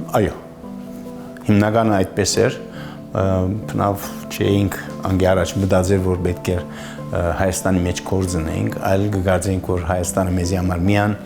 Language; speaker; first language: Armenian; early bilingual, heritage; Armenian